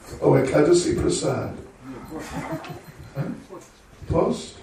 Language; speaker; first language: Russian; non-native, learner; English